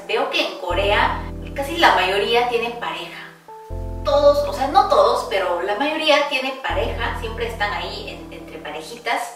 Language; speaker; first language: Spanish; early bilingual, heritage; Korean